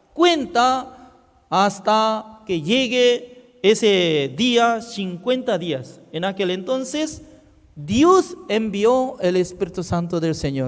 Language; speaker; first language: Spanish; non-native, fluent; Korean